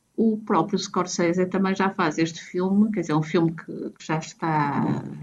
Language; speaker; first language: Portuguese; native; Portuguese